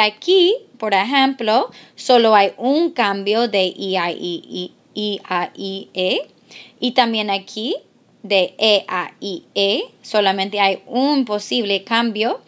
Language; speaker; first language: Spanish; non-native, fluent; English